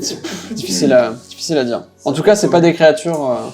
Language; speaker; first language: French; native; French